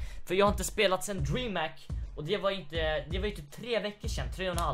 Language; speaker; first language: Swedish; native; Swedish